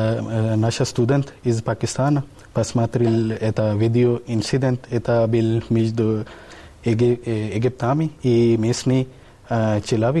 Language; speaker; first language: Russian; non-native, learner; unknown